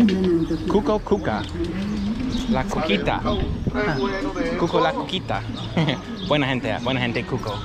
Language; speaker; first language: Spanish; non-native, fluent; English